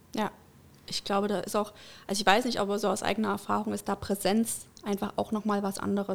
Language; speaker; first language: German; native; German